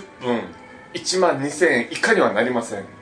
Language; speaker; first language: Japanese; native; Japanese